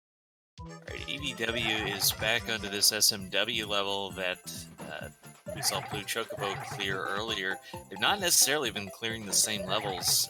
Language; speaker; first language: English; native; English